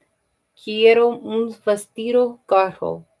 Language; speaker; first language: Spanish; non-native, learner; English